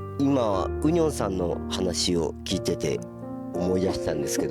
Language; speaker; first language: Japanese; native; Japanese